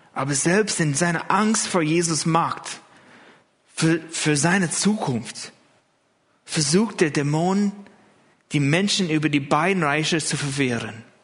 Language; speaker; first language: German; non-native, fluent; English